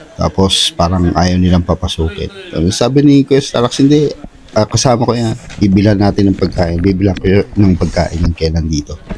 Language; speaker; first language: Filipino; native; Filipino